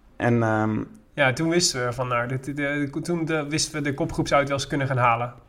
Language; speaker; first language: Dutch; native; Dutch